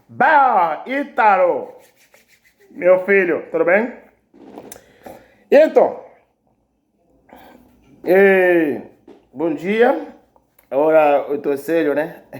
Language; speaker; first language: Portuguese; non-native, learner; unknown